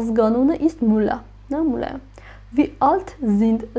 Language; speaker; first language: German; non-native, fluent; Armenian